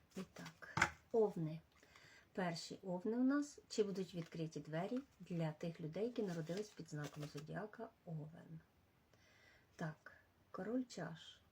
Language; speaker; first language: Ukrainian; non-native, local second language; Russian